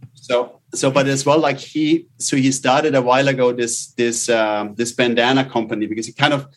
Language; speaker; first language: English; non-native, fluent; German